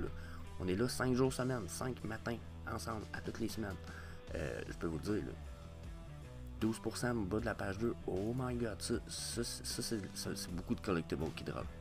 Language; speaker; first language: French; native; French